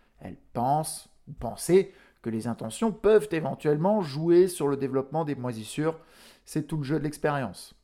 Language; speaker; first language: French; native; French